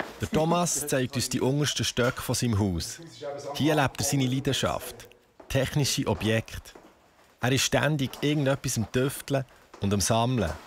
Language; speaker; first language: German; native; German